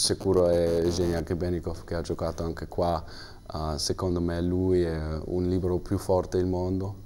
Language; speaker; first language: Italian; non-native, learner; German